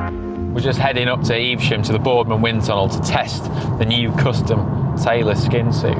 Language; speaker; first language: English; native; English